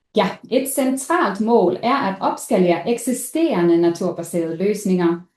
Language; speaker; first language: Danish; non-native, local second language; Faroese